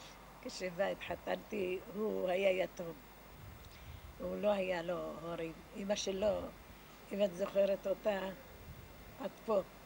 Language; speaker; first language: Hebrew; non-native, fluent; Arabic